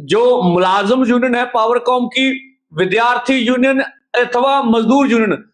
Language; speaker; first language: Hindi; non-native, local second language; Punjabi